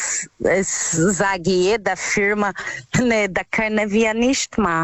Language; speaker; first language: German; non-native, learner; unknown